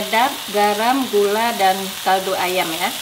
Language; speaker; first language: Indonesian; native; Indonesian